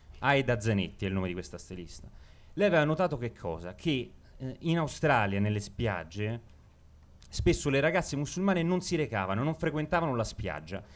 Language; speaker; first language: Italian; native; Italian